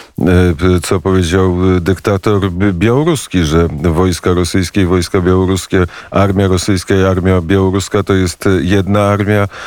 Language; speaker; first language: Polish; non-native, fluent; Ukrainian